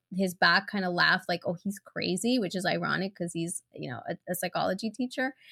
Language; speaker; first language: English; early bilingual, other home language; Spanish